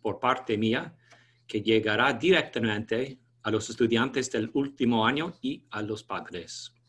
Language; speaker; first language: Spanish; non-native, fluent; English